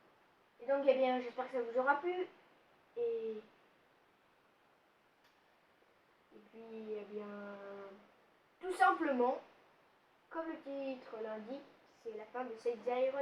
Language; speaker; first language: French; native; French